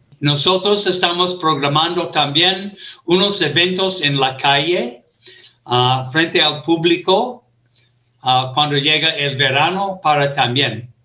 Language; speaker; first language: Spanish; non-native, fluent; English